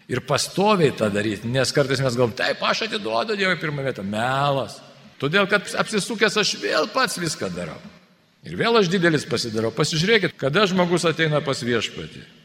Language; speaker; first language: Lithuanian; native; Lithuanian